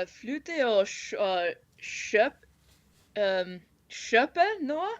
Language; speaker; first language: Norwegian; non-native, learner; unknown